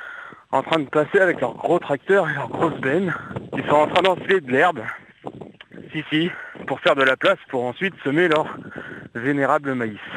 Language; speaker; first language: French; native; French